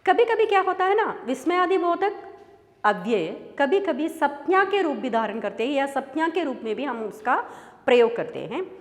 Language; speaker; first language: Hindi; non-native, local second language; Malayalam